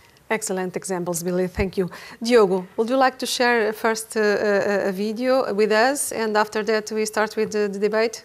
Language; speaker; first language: English; non-native, fluent; Portuguese